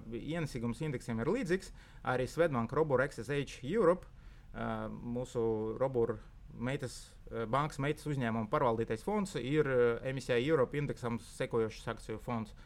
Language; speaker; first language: Latvian; non-native, local second language; Russian